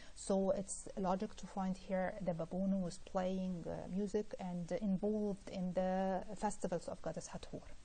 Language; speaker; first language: English; non-native, fluent; Arabic